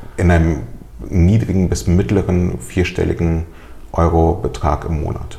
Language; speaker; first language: German; early bilingual, other home language; Russian